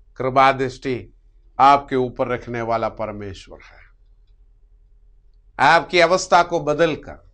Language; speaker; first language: Hindi; non-native, local second language; Malayalam